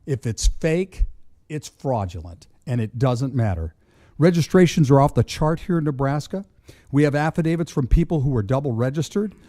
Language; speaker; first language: English; native; English